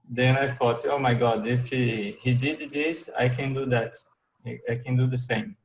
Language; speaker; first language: English; non-native, learner; Portuguese